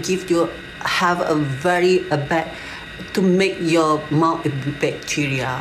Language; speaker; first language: English; non-native, learner; Malay